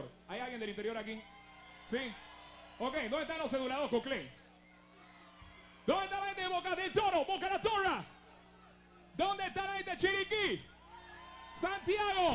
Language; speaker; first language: Spanish; native; Spanish